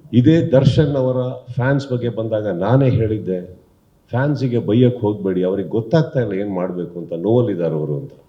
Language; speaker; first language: Kannada; native; Kannada